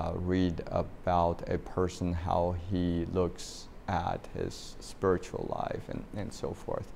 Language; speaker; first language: English; non-native, fluent; Chinese